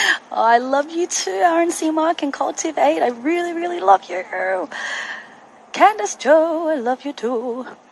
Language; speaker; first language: English; early bilingual, other home language; Korean